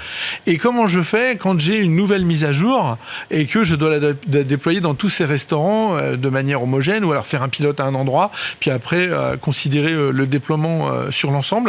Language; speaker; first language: French; native; French